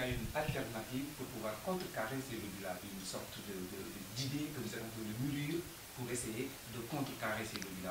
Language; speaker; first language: French; non-native, local second language; Wolof